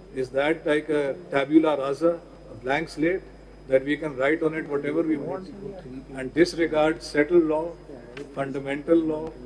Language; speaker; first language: English; non-native, local second language; Urdu